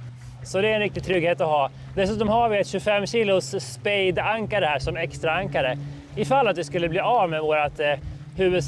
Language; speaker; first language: Swedish; native; Swedish